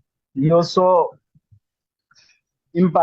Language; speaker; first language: Italian; non-native, learner; Bangla